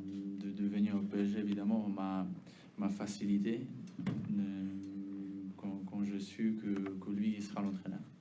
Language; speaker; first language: French; non-native, fluent; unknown